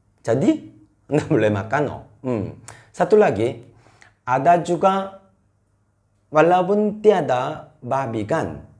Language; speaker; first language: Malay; non-native, fluent; Korean